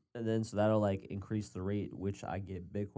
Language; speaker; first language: English; native; English